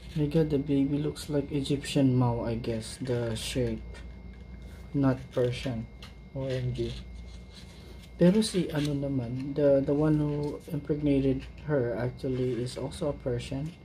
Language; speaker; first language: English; non-native, local second language; Filipino